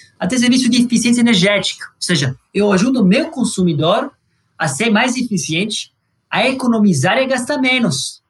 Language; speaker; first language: Portuguese; non-native, fluent; Italian